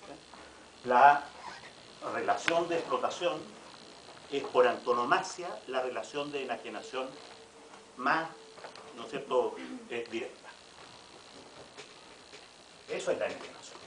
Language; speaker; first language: Spanish; native; Spanish